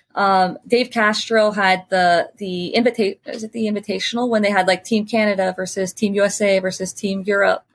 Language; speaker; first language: English; non-native, fluent; French